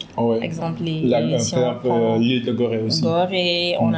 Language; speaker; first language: French; non-native, local second language; Wolof